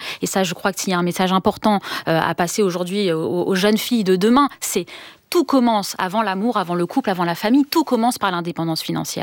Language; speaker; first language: French; native; French